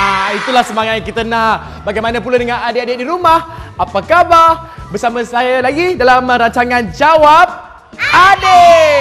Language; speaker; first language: Malay; native; Malay